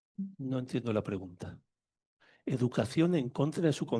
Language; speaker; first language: Spanish; native; Spanish